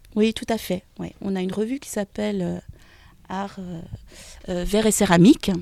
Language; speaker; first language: French; native; French